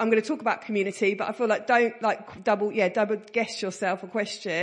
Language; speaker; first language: English; native; English